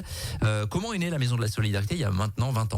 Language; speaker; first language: French; native; French